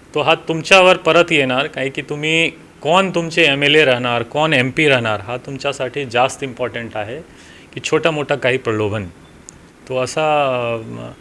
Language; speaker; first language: Marathi; non-native, local second language; Hindi